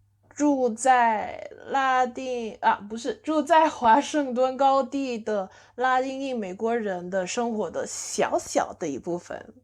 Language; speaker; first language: Chinese; non-native, fluent; English